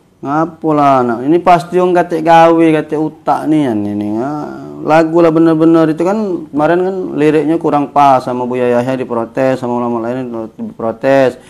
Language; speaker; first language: Malay; native; Malay